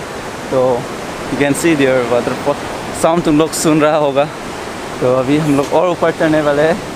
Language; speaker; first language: Hindi; non-native, local second language; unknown